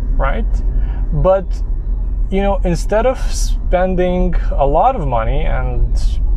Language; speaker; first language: English; non-native, fluent; Serbian